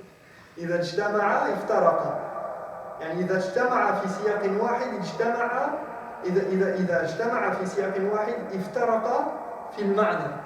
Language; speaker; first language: Arabic; non-native, fluent; French